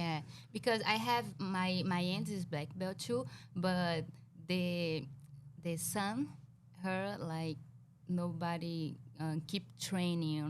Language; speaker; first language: English; non-native, learner; Portuguese